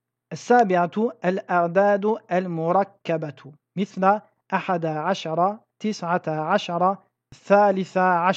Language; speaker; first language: Arabic; non-native, fluent; French